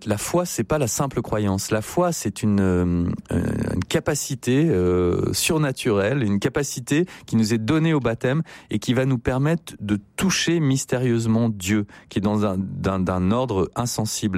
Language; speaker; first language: French; native; French